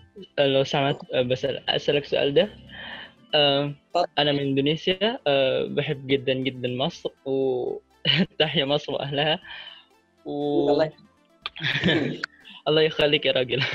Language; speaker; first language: Arabic; non-native, fluent; Indonesian